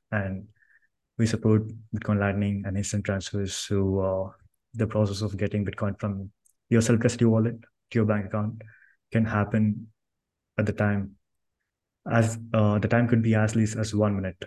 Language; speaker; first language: English; non-native, local second language; Kannada